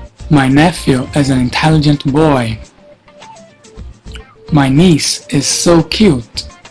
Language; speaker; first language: English; non-native, fluent; Portuguese